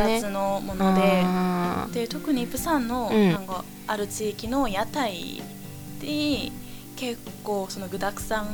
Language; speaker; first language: Japanese; non-native, fluent; Korean